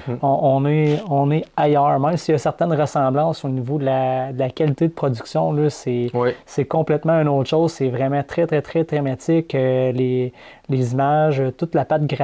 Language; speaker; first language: French; native; French